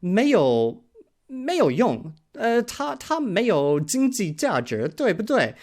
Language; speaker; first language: Chinese; non-native, learner; English